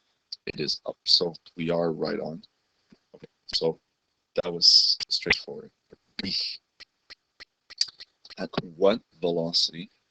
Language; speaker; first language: English; native; English